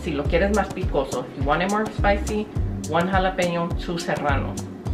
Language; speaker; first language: Spanish; early bilingual, heritage; Spanish